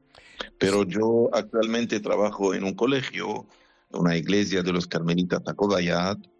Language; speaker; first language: Spanish; non-native, fluent; Arabic